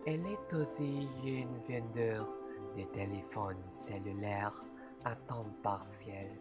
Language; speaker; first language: French; non-native, learner; Malay